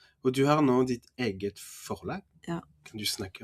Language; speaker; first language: Norwegian; non-native, fluent; French